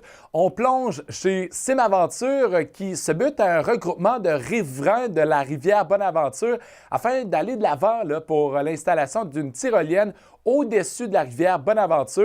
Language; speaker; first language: French; native; French